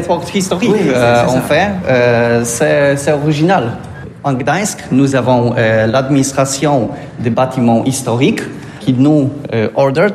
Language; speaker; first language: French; non-native, learner; Polish